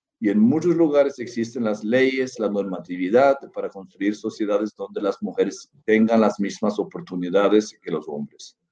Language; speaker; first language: Spanish; non-native, fluent; Norwegian